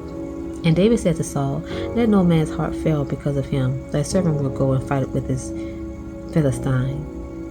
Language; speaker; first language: English; native; English